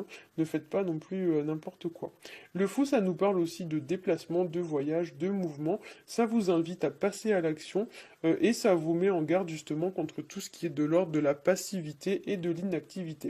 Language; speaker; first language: French; native; French